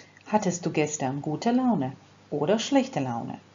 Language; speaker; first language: German; non-native, fluent; Croatian